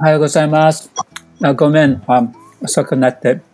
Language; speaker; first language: Japanese; non-native, learner; English